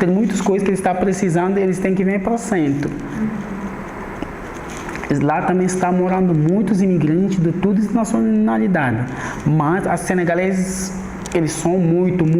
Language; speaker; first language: Portuguese; non-native, fluent; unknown